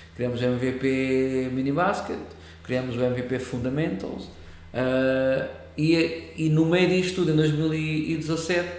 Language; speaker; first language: Portuguese; native; Portuguese